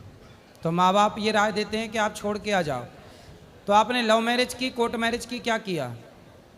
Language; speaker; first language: Hindi; native; Hindi